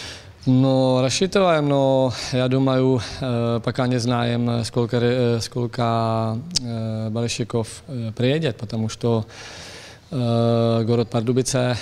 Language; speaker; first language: Russian; non-native, fluent; Czech